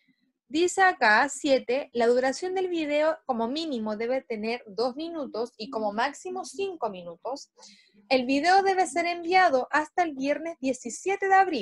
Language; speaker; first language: Spanish; native; Spanish